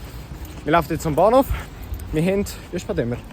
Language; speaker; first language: German; native; German